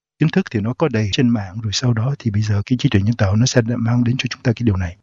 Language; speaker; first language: Vietnamese; native; Vietnamese